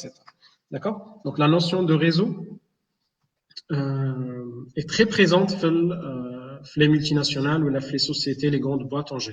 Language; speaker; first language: French; non-native, local second language; Arabic